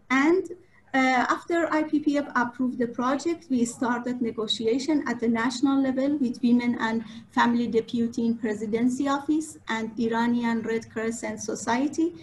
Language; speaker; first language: English; non-native, fluent; Persian